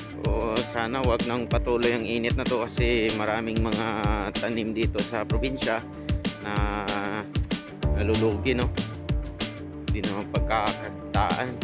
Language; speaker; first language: Filipino; non-native, local second language; Hiligaynon